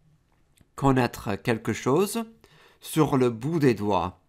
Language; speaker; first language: French; non-native, fluent; English